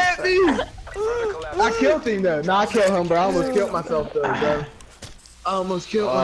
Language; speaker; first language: English; native; English